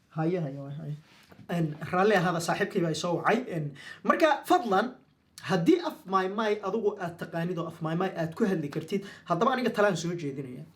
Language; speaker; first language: Somali; non-native, local second language; Maay